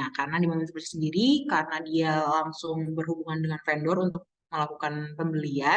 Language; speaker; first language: Indonesian; native; Indonesian